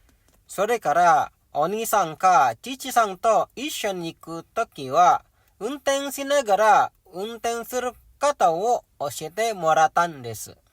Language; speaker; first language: Japanese; non-native, learner; Indonesian